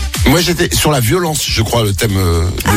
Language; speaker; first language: French; native; French